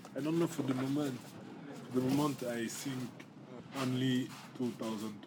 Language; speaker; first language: English; non-native, learner; French